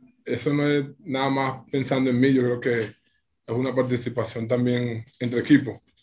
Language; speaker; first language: Spanish; native; Spanish